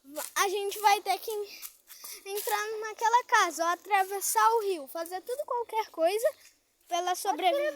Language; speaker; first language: Portuguese; native; Portuguese